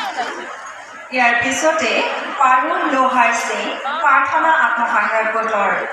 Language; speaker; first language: Assamese; native; Assamese